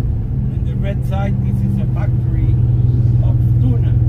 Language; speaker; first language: English; non-native, learner; Spanish